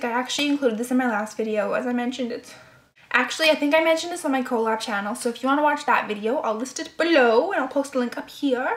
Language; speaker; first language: English; native; English